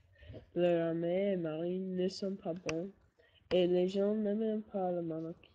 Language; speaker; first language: French; non-native, learner; English